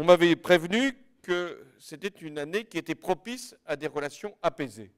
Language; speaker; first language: French; native; French